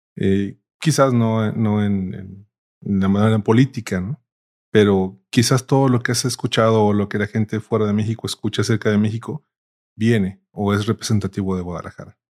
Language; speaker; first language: Spanish; native; Spanish